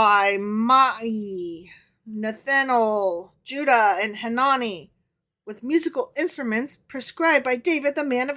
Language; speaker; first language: English; native; English